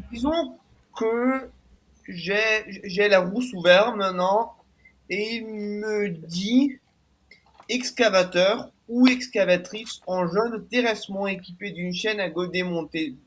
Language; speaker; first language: French; non-native, fluent; Italian